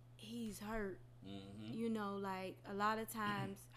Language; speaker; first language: English; native; English